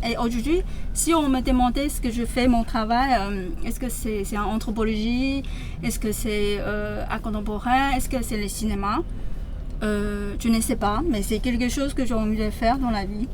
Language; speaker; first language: French; non-native, fluent; Chinese